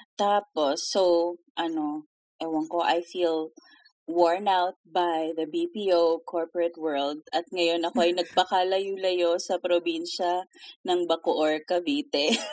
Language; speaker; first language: Filipino; native; Filipino